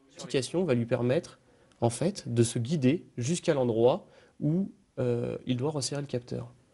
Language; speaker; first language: French; native; French